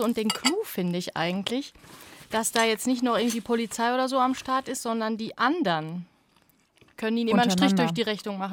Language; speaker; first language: German; native; German